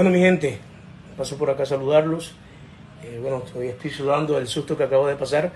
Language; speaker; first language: Spanish; native; Spanish